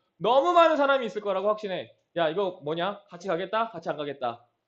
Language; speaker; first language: Korean; native; Korean